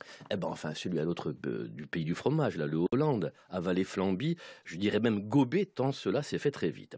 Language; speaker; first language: French; native; French